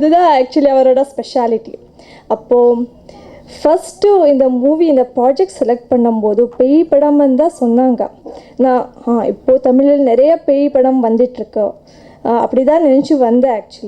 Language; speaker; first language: Tamil; non-native, learner; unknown